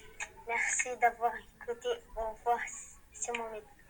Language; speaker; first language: French; non-native, learner; Arabic